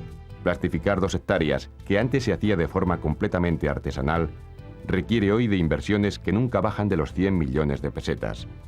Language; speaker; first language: Spanish; native; Spanish